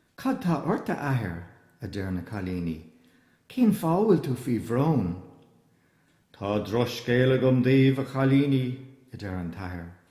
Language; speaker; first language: Irish; native; Irish